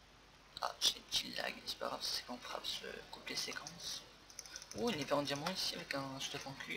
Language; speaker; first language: French; native; French